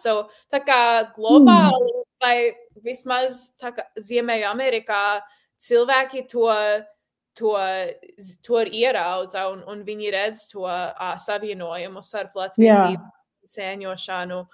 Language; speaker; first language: Latvian; early bilingual, heritage; Latvian